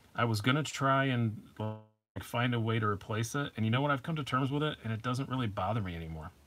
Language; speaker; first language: English; native; English